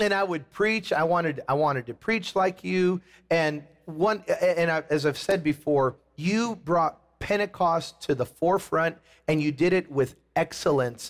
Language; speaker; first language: English; native; English